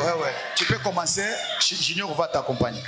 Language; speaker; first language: French; non-native, local second language; Lingala